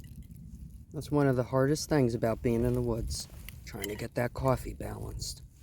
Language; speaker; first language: English; native; English